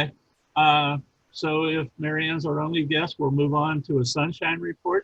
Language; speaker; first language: English; native; English